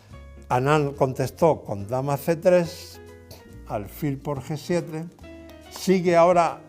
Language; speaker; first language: Spanish; native; Spanish